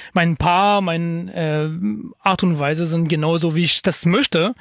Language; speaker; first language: German; non-native, fluent; French